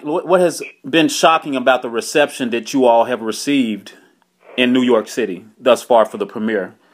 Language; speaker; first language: English; native; English